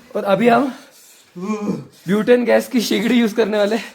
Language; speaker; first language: Hindi; non-native, local second language; Marathi